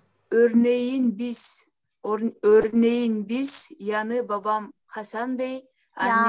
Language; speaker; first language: Turkish; non-native, learner; Kyrgyz